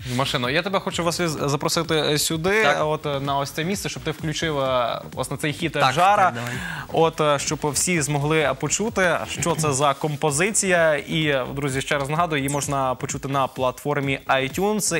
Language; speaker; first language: Ukrainian; native; Ukrainian